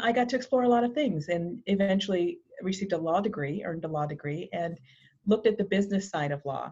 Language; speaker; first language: English; native; English